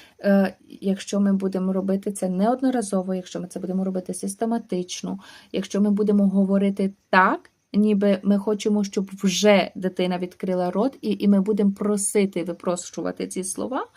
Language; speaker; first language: Ukrainian; native; Ukrainian